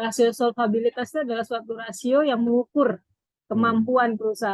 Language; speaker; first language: Indonesian; native; Indonesian